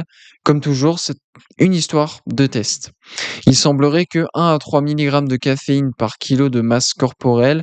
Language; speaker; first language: French; native; French